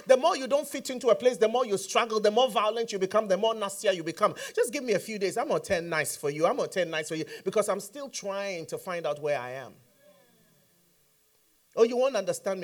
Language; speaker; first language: English; non-native, local second language; Akan